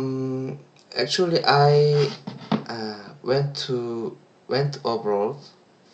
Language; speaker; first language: English; non-native, learner; Korean